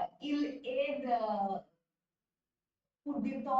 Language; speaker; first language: French; non-native, learner; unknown